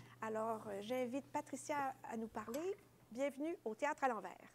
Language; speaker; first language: French; native; French